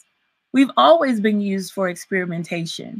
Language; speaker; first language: English; native; English